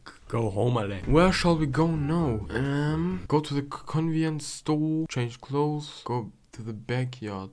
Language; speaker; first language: English; non-native, learner; German